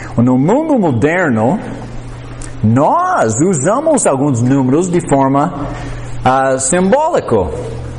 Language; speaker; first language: Portuguese; non-native, fluent; English